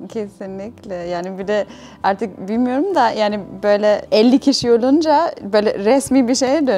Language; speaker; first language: Turkish; non-native, fluent; German